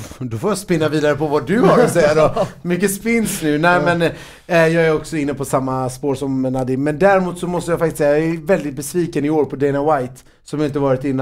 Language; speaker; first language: Swedish; native; Swedish